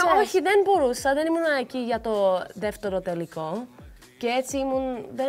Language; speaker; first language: Greek; early bilingual, heritage; Greek